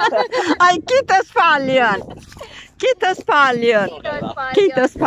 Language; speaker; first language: Finnish; non-native, learner; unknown